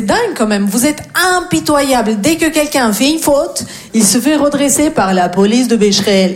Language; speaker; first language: French; non-native, fluent; Russian